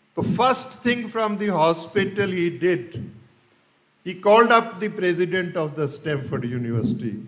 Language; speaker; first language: English; non-native, local second language; Punjabi